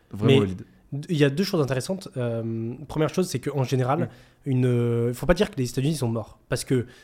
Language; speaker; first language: French; native; French